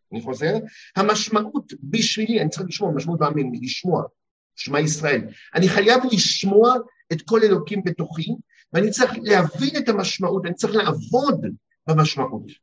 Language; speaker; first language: Hebrew; early bilingual, heritage; Hebrew